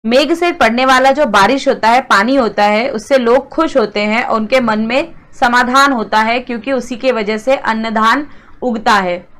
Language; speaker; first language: Hindi; non-native, local second language; Marathi